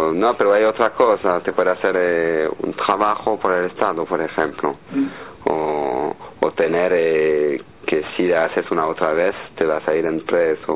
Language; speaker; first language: Spanish; non-native, learner; French